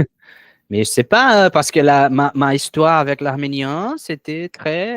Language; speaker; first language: French; non-native, learner; Portuguese